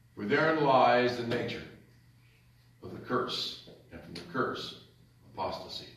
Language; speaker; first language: English; native; English